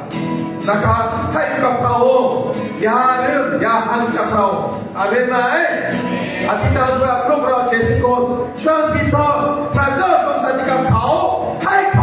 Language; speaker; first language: Thai; non-native, fluent; Korean